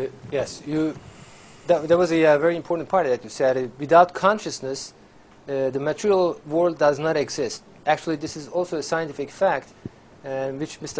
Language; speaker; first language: English; non-native, fluent; Turkish